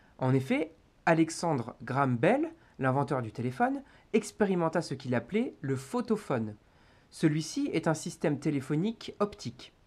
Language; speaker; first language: French; native; French